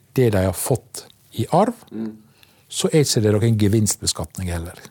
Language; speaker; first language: Norwegian; native; Norwegian